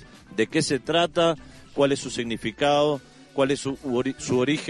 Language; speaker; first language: Spanish; native; Spanish